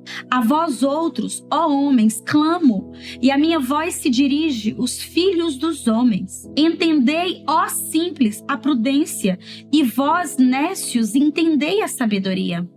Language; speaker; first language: Portuguese; native; Portuguese